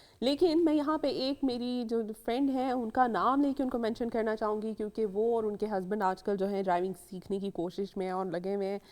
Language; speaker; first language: Urdu; native; Urdu